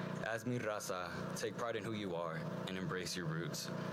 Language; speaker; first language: English; early bilingual, other home language; Spanish